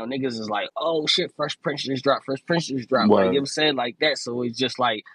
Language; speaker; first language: English; native; English